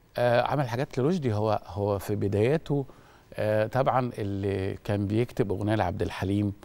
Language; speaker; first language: Egyptian Arabic; native; Egyptian Arabic